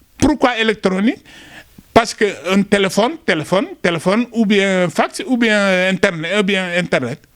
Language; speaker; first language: French; non-native, local second language; Wolof